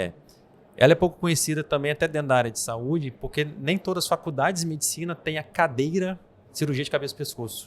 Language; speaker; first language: Portuguese; native; Portuguese